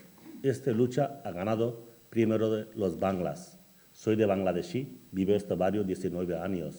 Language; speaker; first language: Spanish; non-native, learner; Bangla